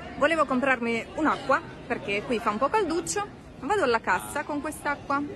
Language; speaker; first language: Italian; non-native, fluent; Russian